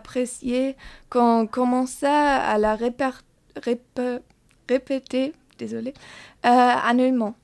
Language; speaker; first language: French; non-native, fluent; German